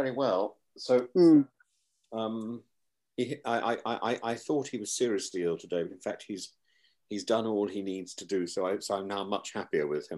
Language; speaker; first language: English; native; English